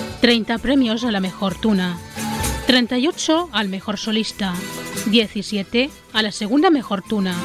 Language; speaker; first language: Spanish; native; Spanish